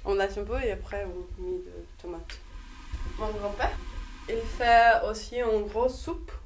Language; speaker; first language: French; non-native, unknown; Portuguese